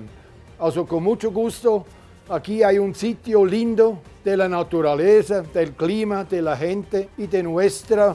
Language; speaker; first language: Spanish; non-native, fluent; German